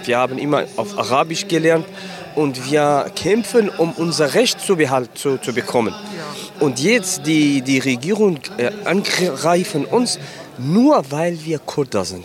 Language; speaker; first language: German; non-native, learner; Kurdish